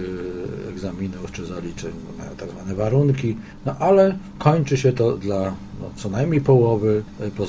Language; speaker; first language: Polish; native; Polish